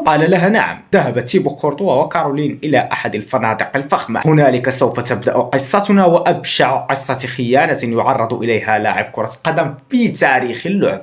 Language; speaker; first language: Arabic; native; Arabic